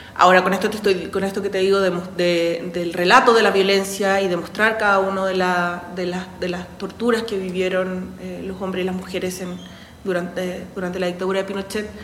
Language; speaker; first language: Spanish; native; Spanish